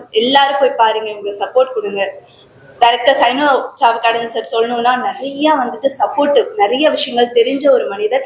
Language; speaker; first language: Tamil; native; Tamil